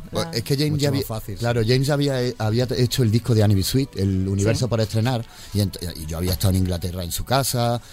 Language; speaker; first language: Spanish; native; Spanish